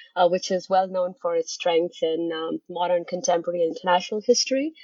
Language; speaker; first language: English; non-native, local second language; Bangla